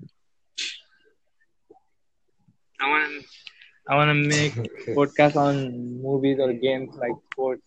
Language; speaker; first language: English; non-native, local second language; Nepali